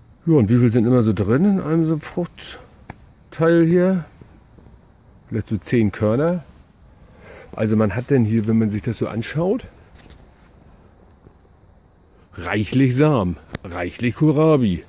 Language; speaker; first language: German; native; German